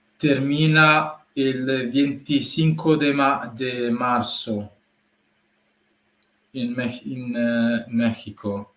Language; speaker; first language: Spanish; non-native, learner; Italian